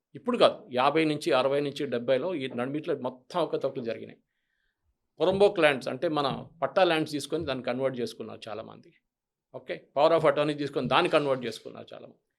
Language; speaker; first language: Telugu; non-native, local second language; Malayalam